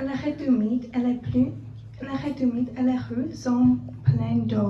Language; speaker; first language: French; non-native, learner; Czech